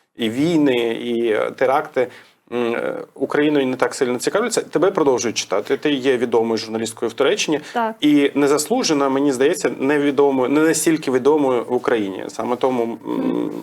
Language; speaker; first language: Ukrainian; native; Ukrainian